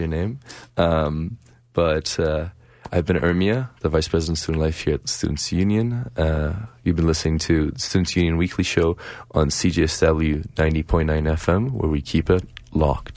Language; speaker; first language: English; non-native, fluent; Persian